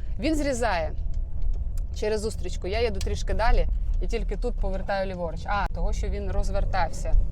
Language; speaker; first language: Ukrainian; non-native, local second language; Russian